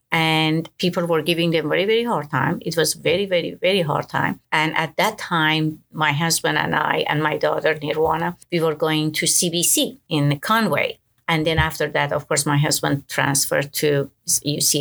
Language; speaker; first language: English; non-native, fluent; Persian